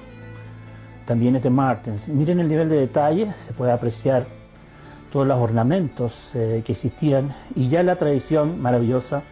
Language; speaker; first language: Spanish; native; Spanish